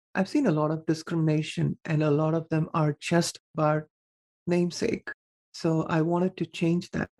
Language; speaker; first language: English; non-native, local second language; Tamil